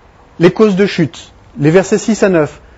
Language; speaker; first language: French; native; French